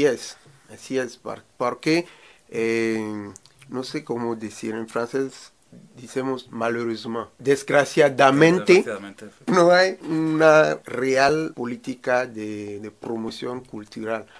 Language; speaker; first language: Spanish; non-native, learner; Ewe